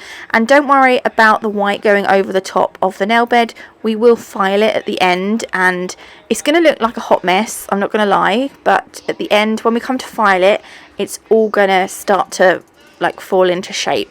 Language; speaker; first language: English; native; English